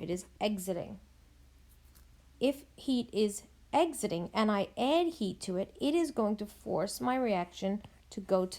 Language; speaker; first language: English; native; English